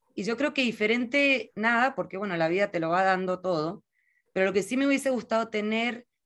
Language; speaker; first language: Spanish; native; Spanish